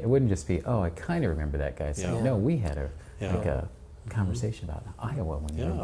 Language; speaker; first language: English; native; English